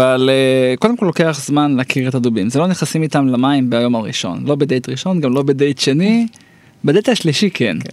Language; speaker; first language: Hebrew; native; Hebrew